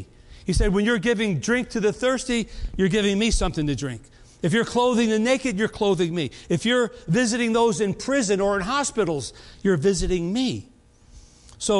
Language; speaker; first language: English; native; English